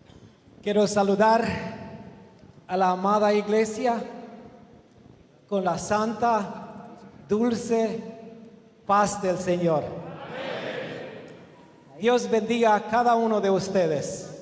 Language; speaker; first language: Spanish; non-native, learner; Romanian